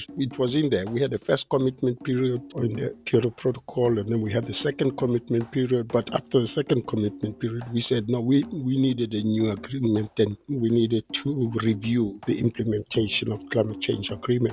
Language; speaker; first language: English; non-native, local second language; Tswana